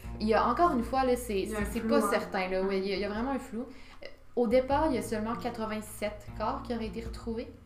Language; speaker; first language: French; native; French